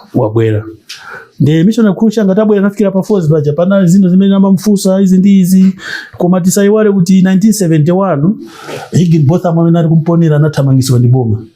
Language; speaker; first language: Nyanja; non-native, local second language; Tumbuka